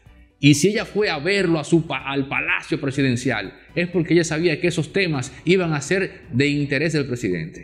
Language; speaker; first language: Spanish; native; Spanish